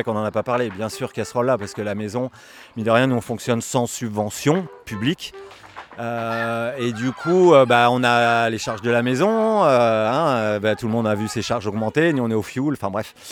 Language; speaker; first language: French; native; French